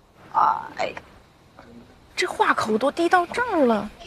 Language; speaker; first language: Chinese; native; Chinese